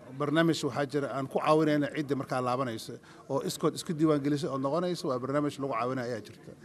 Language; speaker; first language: Somali; native; Somali